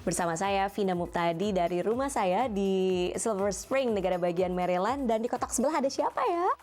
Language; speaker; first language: Indonesian; native; Indonesian